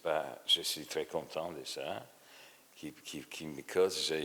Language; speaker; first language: French; non-native, fluent; Polish